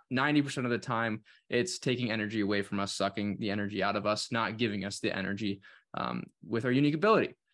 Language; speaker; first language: English; native; English